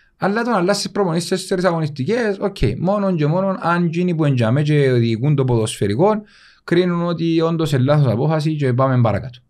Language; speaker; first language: Greek; native; Greek